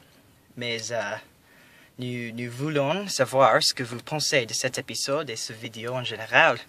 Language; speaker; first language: French; non-native, learner; English